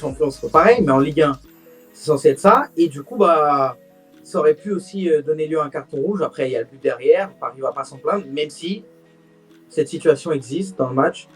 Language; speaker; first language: French; native; French